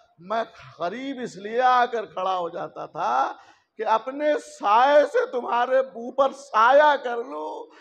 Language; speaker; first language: Urdu; native; Urdu